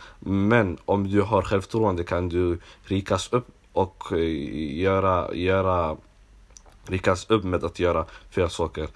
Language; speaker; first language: Swedish; non-native, local second language; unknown